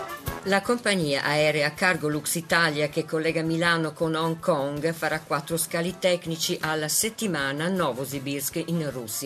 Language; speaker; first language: Italian; native; Italian